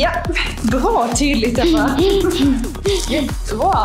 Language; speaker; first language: Swedish; native; Swedish